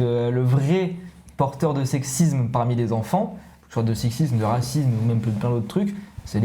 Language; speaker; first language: French; native; French